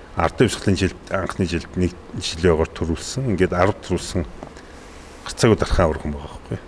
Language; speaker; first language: Mongolian; native; Mongolian